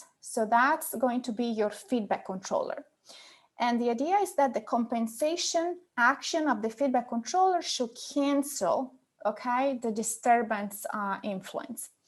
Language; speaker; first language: English; non-native, fluent; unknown